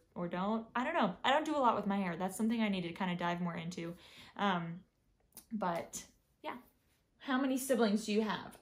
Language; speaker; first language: English; native; English